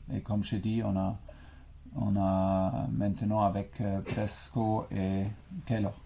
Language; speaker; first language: French; non-native, fluent; German